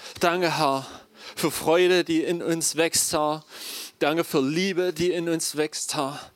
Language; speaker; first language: German; native; German